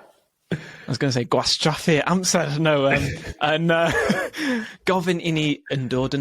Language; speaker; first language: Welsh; non-native, learner; English